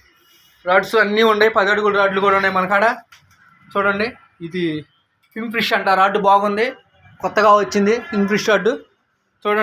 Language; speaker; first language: Telugu; native; Telugu